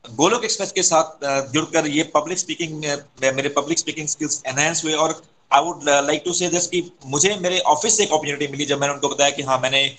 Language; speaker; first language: Hindi; native; Hindi